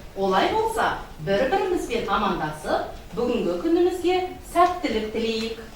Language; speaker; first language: Kazakh; native; Kazakh